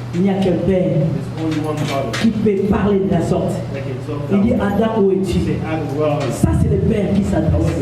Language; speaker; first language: French; non-native, local second language; Lingala